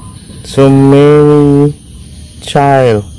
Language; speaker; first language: English; non-native, learner; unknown